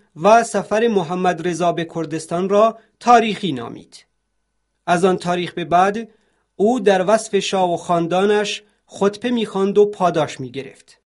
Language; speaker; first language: Persian; non-native, local second language; Central Kurdish